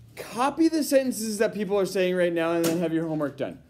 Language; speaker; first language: English; native; English